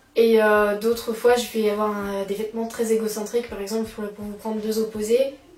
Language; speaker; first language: French; native; French